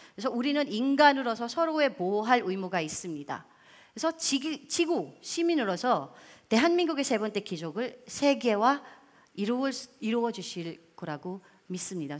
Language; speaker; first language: Korean; non-native, fluent; Filipino